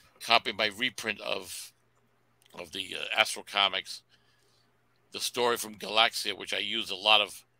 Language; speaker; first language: English; native; English